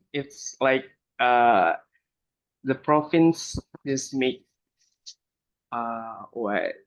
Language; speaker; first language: English; non-native, learner; Indonesian